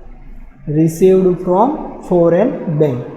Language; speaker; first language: English; non-native, local second language; Gujarati